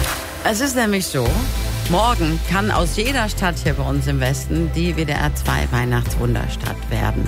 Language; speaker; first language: German; native; German